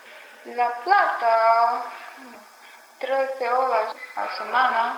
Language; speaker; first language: Spanish; non-native, learner; Chinese